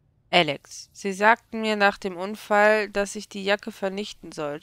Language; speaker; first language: German; native; German